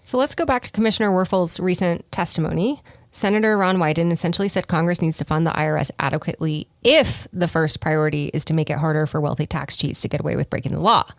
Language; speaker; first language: English; native; English